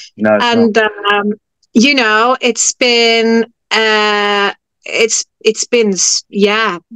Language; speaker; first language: English; non-native, fluent; Norwegian